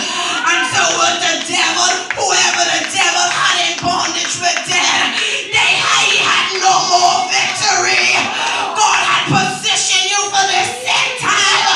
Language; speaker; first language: English; native; English